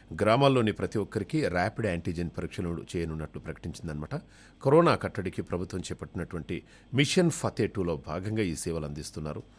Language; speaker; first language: Telugu; native; Telugu